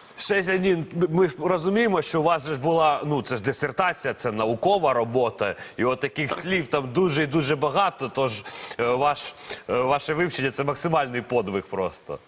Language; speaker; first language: Ukrainian; native; Ukrainian